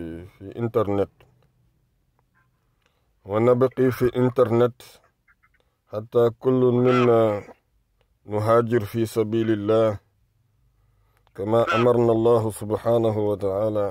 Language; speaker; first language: Arabic; non-native, fluent; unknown